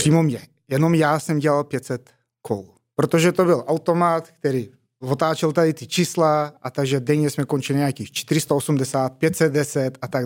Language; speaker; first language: Czech; non-native, fluent; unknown